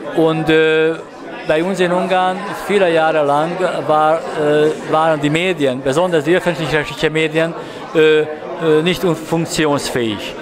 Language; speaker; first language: German; non-native, fluent; Hungarian